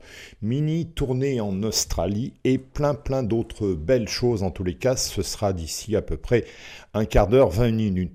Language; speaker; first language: French; native; French